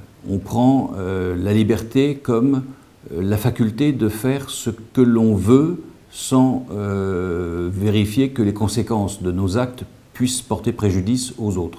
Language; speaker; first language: French; native; French